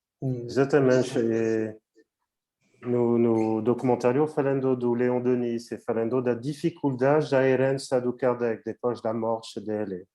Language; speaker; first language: Portuguese; non-native, fluent; French